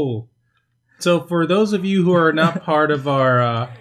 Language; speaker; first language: English; native; English